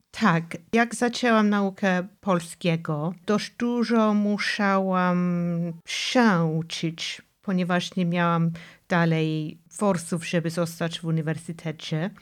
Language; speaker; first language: Polish; non-native, fluent; English